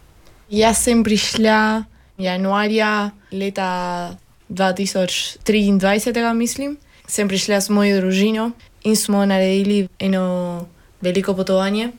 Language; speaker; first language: Slovenian; early bilingual, heritage; Spanish